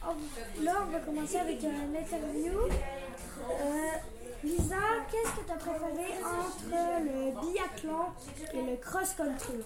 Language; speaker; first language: French; native; French